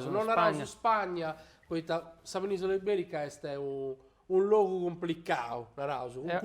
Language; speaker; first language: Italian; native; Italian